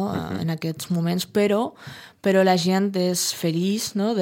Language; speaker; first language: Catalan; non-native, fluent; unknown